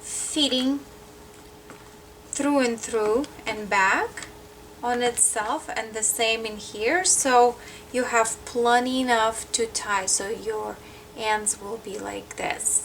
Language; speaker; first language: English; non-native, fluent; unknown